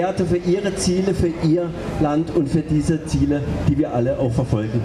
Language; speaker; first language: German; native; German